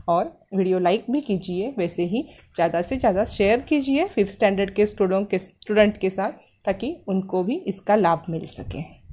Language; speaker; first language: Hindi; non-native, local second language; Marathi